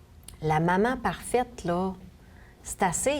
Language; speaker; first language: French; native; French